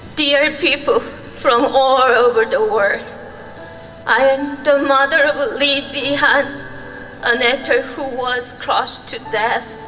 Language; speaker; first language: English; non-native, fluent; Korean